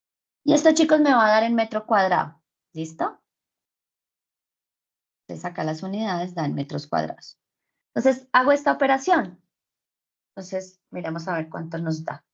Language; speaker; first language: Spanish; native; Spanish